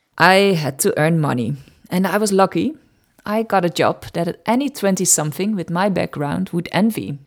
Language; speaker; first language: English; non-native, fluent; Dutch